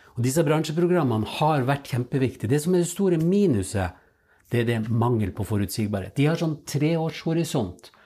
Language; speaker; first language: Norwegian; native; Norwegian